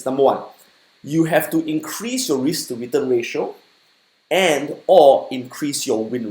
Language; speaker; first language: English; native; English